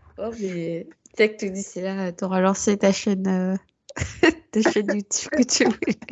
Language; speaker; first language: French; native; French